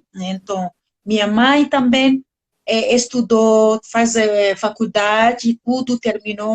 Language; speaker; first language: Portuguese; non-native, learner; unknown